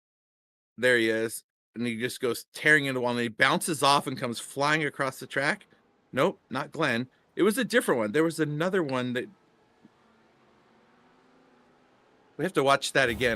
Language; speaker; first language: English; native; English